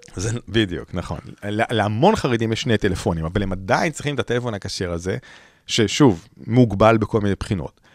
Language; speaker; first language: Hebrew; native; Hebrew